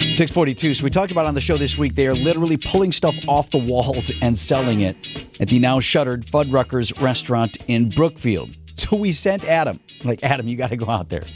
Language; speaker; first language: English; native; English